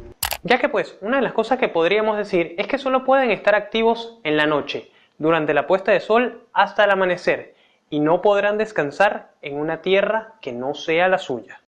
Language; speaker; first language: Spanish; native; Spanish